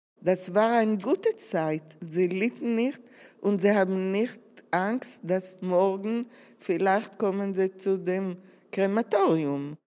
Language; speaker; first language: German; non-native, learner; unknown